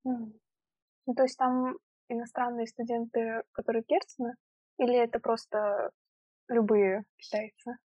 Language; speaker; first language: Russian; native; Russian